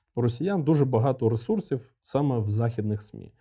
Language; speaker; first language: Ukrainian; non-native, local second language; Russian